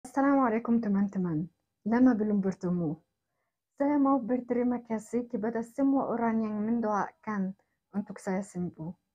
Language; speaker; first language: Indonesian; non-native, fluent; Arabic